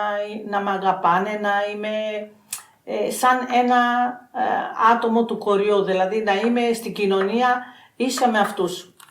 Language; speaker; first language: Greek; non-native, fluent; Albanian